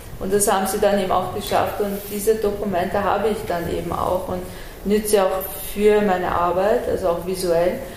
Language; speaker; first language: German; early bilingual, other home language; Persian